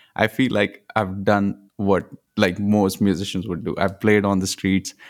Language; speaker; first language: English; non-native, local second language; Punjabi